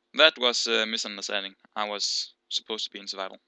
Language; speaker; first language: English; non-native, learner; Danish